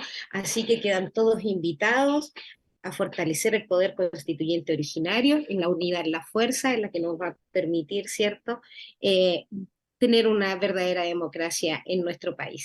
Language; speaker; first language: Spanish; native; Spanish